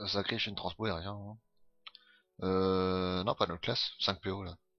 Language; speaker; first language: French; native; French